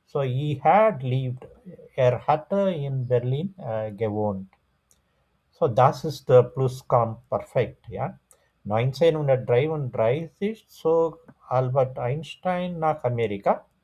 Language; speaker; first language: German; non-native, fluent; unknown